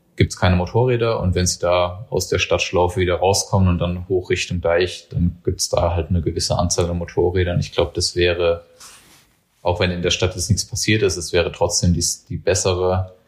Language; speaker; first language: German; native; German